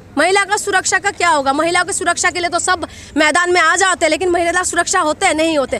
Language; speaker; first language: Hindi; non-native, local second language; Assamese